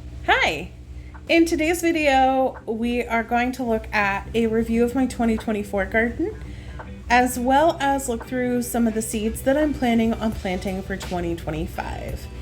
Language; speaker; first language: English; native; English